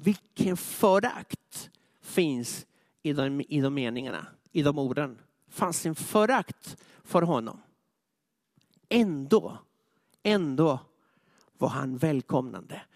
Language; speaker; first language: Swedish; non-native, fluent; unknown